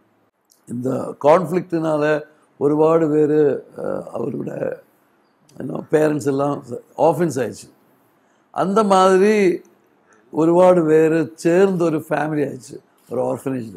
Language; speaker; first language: Tamil; non-native, learner; Malayalam